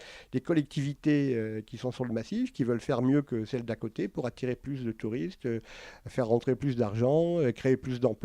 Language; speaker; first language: French; native; French